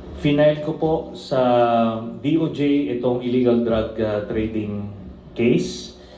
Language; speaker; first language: Filipino; native; Filipino